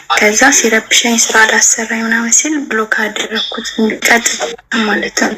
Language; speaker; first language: Amharic; native; Amharic